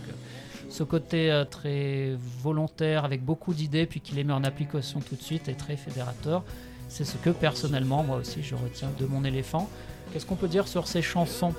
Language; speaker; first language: French; native; French